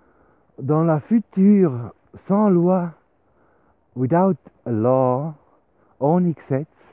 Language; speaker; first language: French; non-native, learner; Swiss German